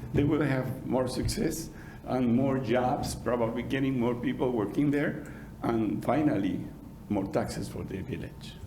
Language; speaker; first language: English; non-native, fluent; Spanish